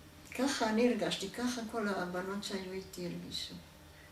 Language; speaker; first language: Hebrew; non-native, fluent; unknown